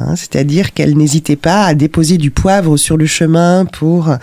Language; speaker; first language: French; native; French